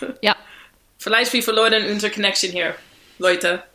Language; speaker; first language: German; non-native, learner; English